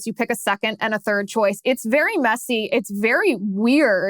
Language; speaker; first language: English; native; English